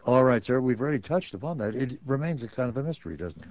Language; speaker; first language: English; native; English